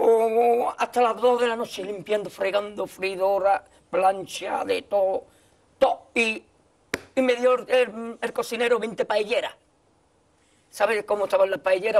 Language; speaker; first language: Spanish; native; Spanish